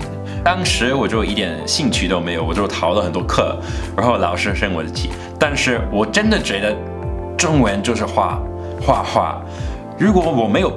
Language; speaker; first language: Chinese; non-native, fluent; English